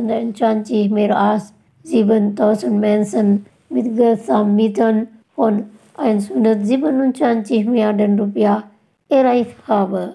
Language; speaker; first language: German; non-native, fluent; Indonesian